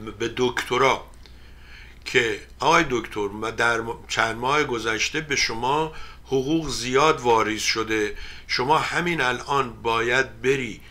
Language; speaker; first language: Persian; native; Persian